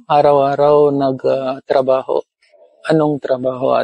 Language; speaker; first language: Filipino; non-native, learner; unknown